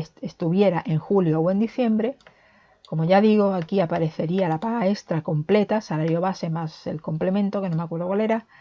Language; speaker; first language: Spanish; native; Spanish